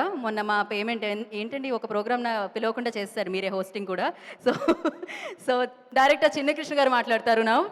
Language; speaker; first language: Telugu; native; Telugu